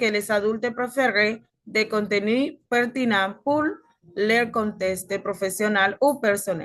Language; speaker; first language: French; non-native, learner; Spanish